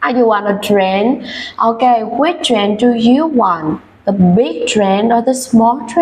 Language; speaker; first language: English; non-native, fluent; Vietnamese